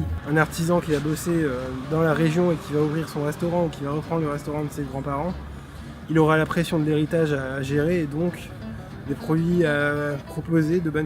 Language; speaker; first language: French; native; French